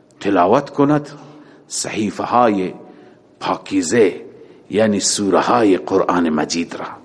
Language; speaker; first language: Persian; native; Persian